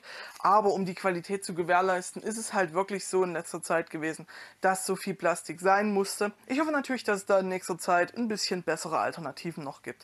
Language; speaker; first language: German; native; German